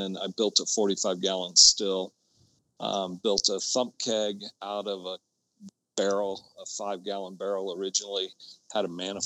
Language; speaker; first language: English; native; English